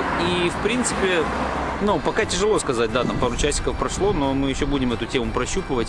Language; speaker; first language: Russian; native; Russian